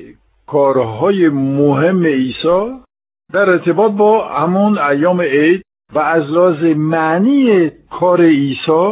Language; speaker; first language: Persian; non-native, fluent; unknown